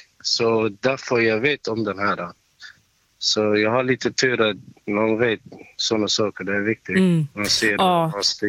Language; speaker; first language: Swedish; non-native, learner; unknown